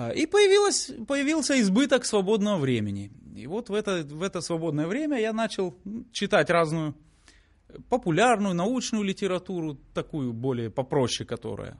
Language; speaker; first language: Russian; native; Russian